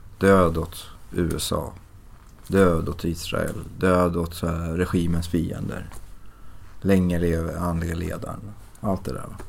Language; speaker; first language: Swedish; early bilingual, other home language; Persian